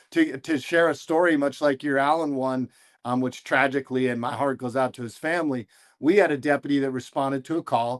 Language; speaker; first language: English; native; English